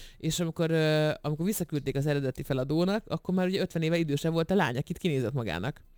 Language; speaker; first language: Hungarian; native; Hungarian